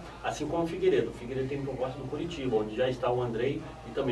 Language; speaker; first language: Portuguese; native; Portuguese